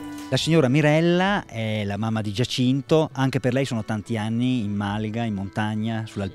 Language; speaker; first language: Italian; native; Italian